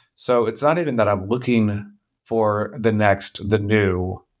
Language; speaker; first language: English; native; English